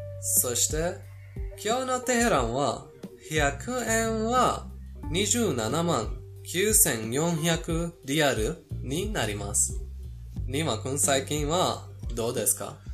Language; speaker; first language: Japanese; non-native, fluent; Persian